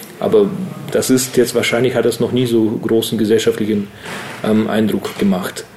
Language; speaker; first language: German; early bilingual, other home language; Russian